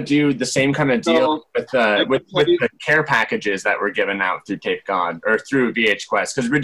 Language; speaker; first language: English; native; English